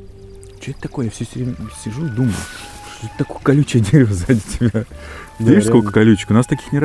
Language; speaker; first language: Russian; native; Russian